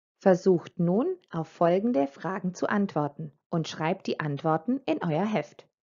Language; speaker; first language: German; non-native, fluent; Croatian